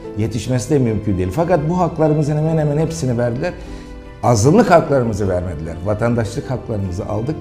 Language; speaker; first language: Turkish; native; Turkish